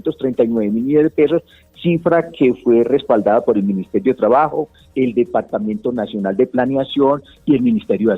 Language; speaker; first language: Spanish; native; Spanish